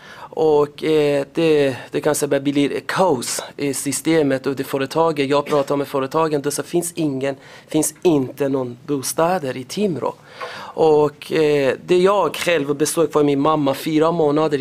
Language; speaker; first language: Swedish; non-native, learner; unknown